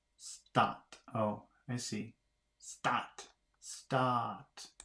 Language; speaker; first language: German; non-native, learner; English